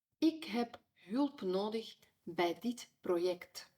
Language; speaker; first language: Dutch; non-native, fluent; Ukrainian